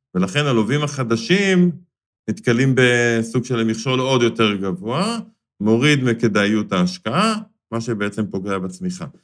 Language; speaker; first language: Hebrew; native; Hebrew